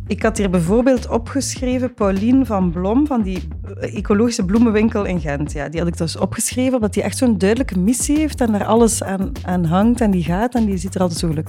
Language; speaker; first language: Dutch; native; Dutch